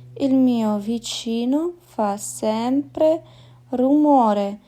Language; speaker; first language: Italian; non-native, fluent; Ukrainian